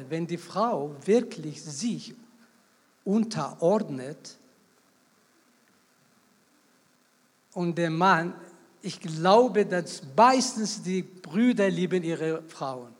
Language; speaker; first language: German; non-native, fluent; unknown